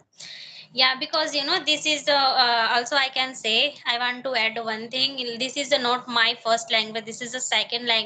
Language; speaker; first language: English; non-native, learner; Hindi